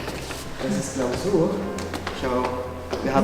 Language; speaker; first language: German; non-native, learner; Filipino